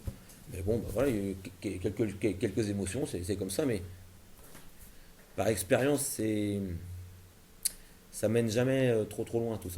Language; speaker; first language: French; native; French